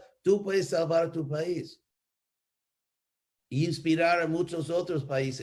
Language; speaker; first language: Spanish; non-native, fluent; English